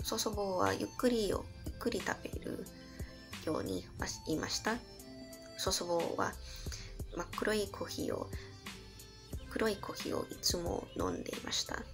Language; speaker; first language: Japanese; non-native, learner; English